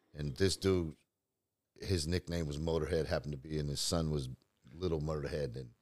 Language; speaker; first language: English; native; English